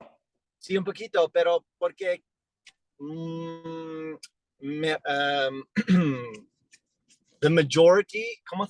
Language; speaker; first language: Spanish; non-native, learner; English